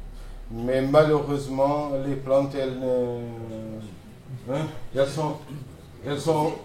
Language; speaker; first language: French; non-native, fluent; Portuguese